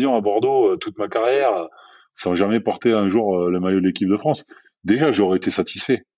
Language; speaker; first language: French; native; French